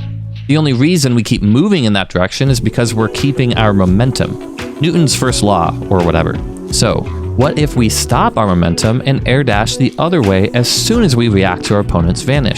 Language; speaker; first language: English; native; English